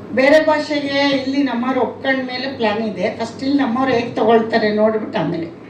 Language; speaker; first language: Kannada; native; Kannada